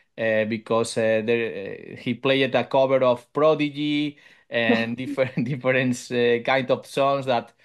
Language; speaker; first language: English; non-native, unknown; Spanish